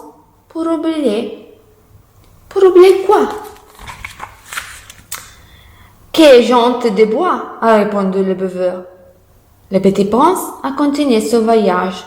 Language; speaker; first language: French; non-native, learner; Italian